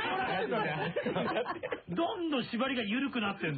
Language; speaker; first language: Japanese; native; Japanese